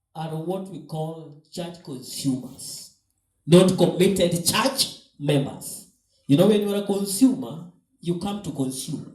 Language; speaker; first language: English; non-native, local second language; Swahili